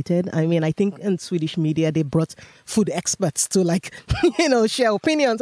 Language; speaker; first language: English; non-native, local second language; Yoruba